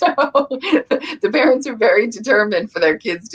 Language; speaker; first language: English; native; English